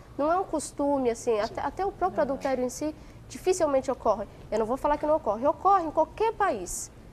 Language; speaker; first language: Portuguese; native; Portuguese